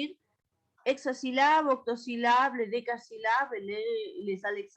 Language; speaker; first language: French; non-native, fluent; Spanish